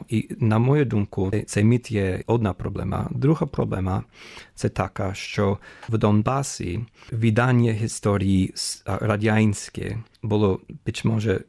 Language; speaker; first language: Ukrainian; non-native, fluent; English